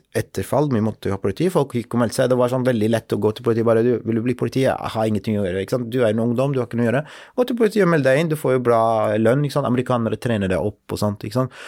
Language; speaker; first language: Norwegian; non-native, fluent; Arabic